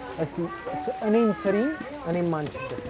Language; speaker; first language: Amharic; native; Amharic